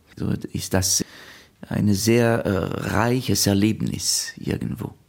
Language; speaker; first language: German; non-native, fluent; French